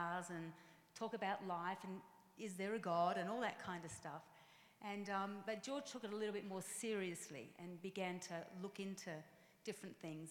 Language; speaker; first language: English; native; English